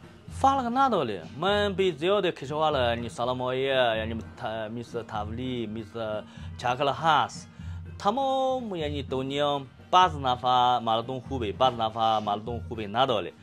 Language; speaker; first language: Persian; non-native, learner; Chinese